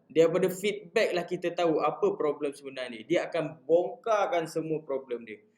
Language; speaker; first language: Malay; native; Malay